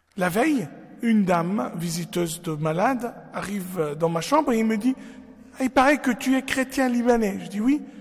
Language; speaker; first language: French; non-native, local second language; Arabic